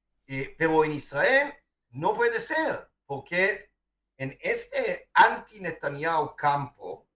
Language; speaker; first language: Spanish; non-native, fluent; Hebrew